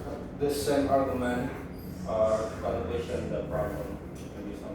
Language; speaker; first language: English; non-native, learner; Indonesian